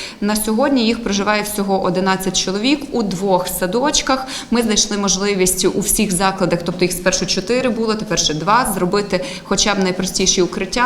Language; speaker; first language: Ukrainian; native; Ukrainian